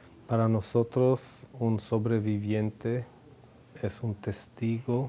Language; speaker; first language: Spanish; non-native, fluent; Hebrew